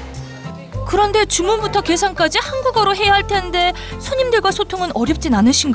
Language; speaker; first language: Korean; native; Korean